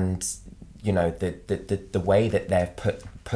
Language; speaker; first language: English; native; English